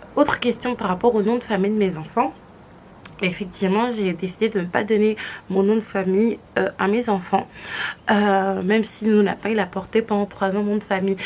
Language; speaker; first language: French; native; French